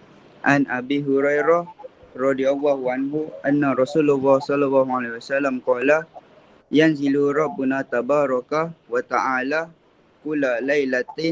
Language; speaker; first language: Arabic; non-native, learner; Malay